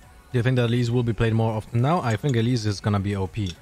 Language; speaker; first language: English; non-native, fluent; Polish